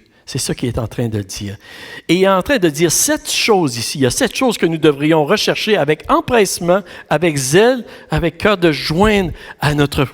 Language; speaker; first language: French; native; French